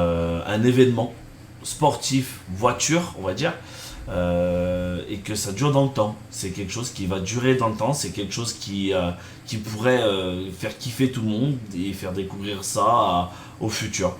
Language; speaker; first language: French; native; French